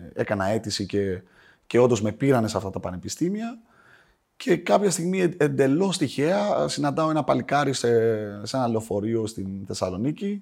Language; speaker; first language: Greek; native; Greek